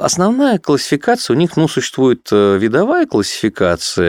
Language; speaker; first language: Russian; native; Russian